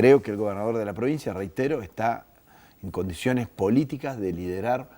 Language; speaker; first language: Spanish; native; Spanish